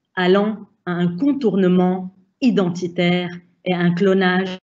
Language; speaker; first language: French; non-native, local second language; Arabic